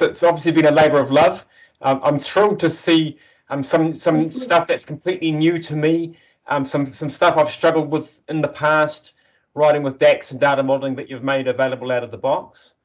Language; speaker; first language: English; native; English